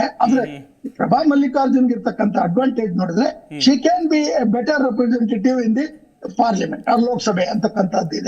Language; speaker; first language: Kannada; native; Kannada